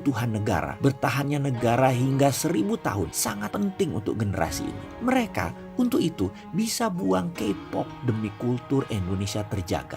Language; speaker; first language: Indonesian; native; Indonesian